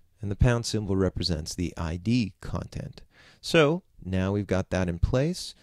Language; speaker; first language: English; native; English